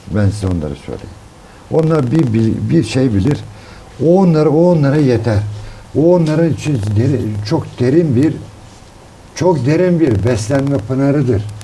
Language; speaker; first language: Turkish; native; Turkish